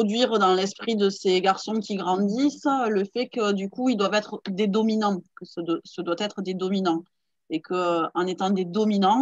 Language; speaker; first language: French; native; French